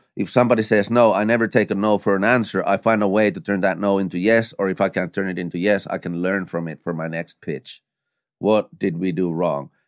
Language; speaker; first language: English; non-native, fluent; Finnish